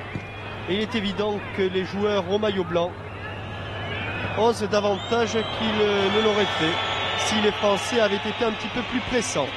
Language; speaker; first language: French; native; French